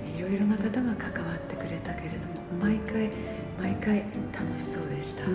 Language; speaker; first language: Japanese; native; Japanese